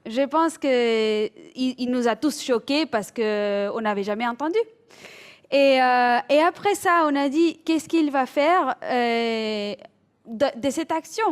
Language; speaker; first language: French; non-native, fluent; Spanish